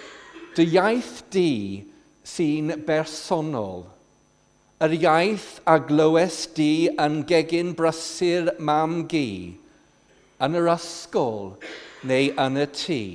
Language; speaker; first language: Welsh; non-native, fluent; English